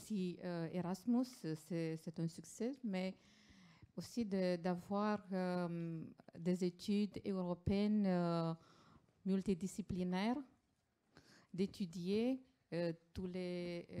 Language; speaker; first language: French; non-native, fluent; Romanian